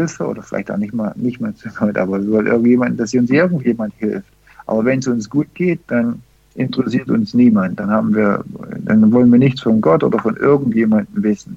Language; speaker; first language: German; early bilingual, heritage; German